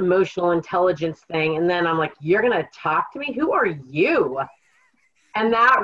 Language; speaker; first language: English; native; English